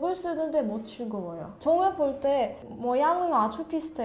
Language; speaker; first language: Korean; non-native, learner; Russian